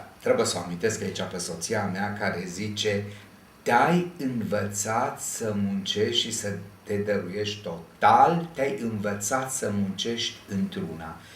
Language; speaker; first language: Romanian; native; Romanian